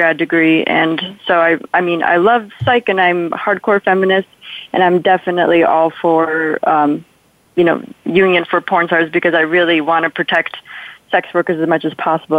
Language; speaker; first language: English; non-native, fluent; Polish